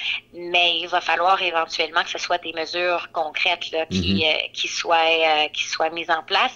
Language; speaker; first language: French; native; French